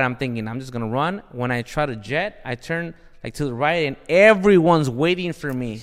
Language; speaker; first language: English; early bilingual, other home language; Spanish